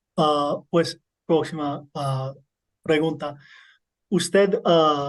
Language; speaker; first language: Spanish; non-native, learner; English